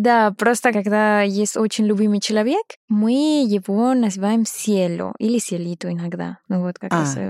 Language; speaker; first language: Russian; non-native, fluent; Spanish